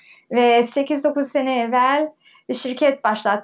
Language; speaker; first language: Turkish; early bilingual, heritage; Turkish